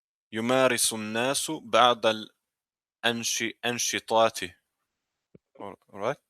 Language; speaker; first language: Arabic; non-native, learner; English